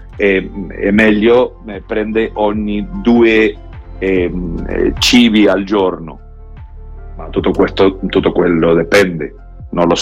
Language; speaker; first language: Italian; non-native, learner; Spanish